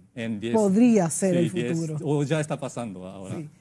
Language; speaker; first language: Spanish; non-native, fluent; Japanese